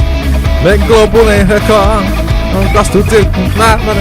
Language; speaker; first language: Portuguese; native; Portuguese